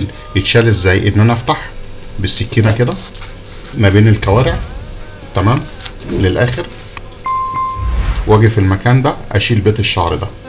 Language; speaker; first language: Arabic; native; Arabic